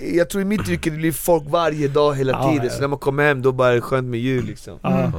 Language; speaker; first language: Swedish; native; Swedish